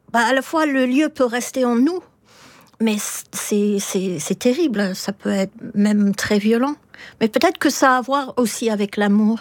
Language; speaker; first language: French; non-native, fluent; English